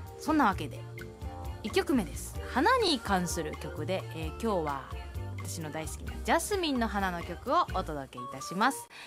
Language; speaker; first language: Japanese; non-native, fluent; Chinese